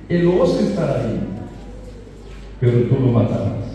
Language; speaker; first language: Spanish; non-native, fluent; Portuguese